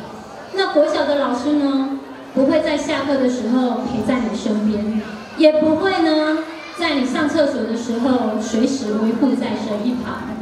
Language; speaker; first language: Chinese; native; Chinese